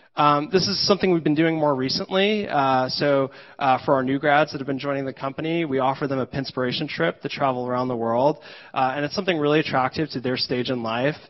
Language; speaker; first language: English; native; English